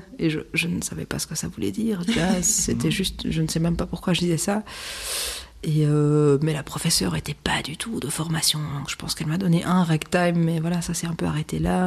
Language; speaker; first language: French; native; French